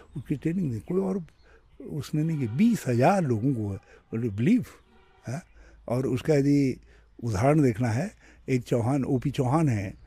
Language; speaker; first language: Hindi; native; Hindi